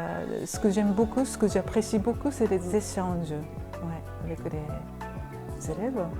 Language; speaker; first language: French; non-native, fluent; Japanese